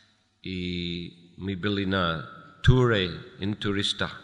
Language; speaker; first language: Russian; non-native, fluent; English